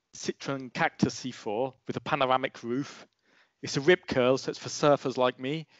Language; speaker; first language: English; native; English